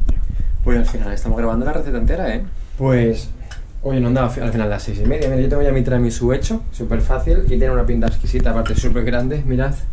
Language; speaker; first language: Spanish; native; Spanish